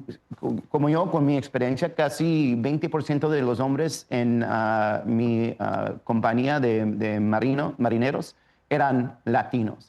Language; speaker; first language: Spanish; early bilingual, heritage; Spanish